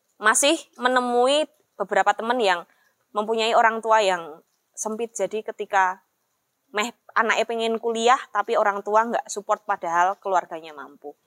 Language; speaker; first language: Indonesian; non-native, local second language; Javanese